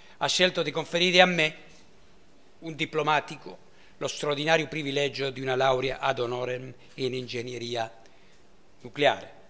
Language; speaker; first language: Italian; early bilingual, heritage; Italian